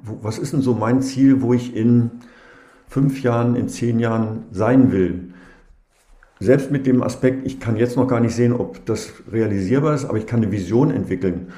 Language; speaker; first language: German; native; German